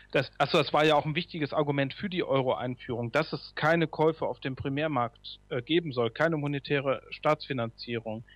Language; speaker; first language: German; native; German